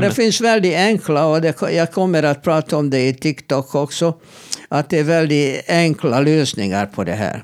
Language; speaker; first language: Swedish; non-native, fluent; Hebrew